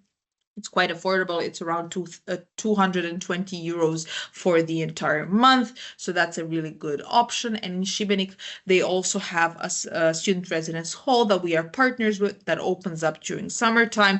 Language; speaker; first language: English; non-native, fluent; Croatian